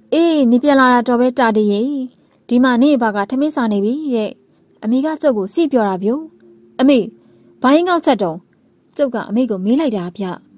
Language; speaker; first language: Burmese; native; Burmese